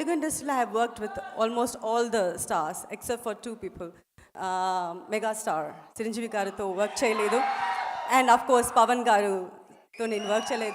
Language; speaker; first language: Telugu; non-native, learner; Tamil